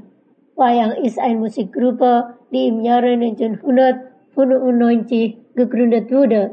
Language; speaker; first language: German; non-native, fluent; Indonesian